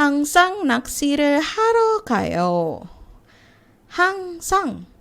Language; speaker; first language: Korean; non-native, fluent; Indonesian